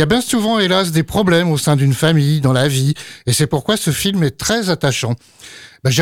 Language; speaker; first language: French; native; French